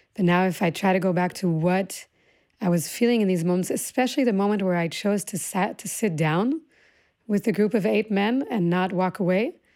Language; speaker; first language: English; early bilingual, other home language; Hebrew